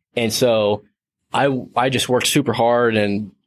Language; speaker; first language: English; native; English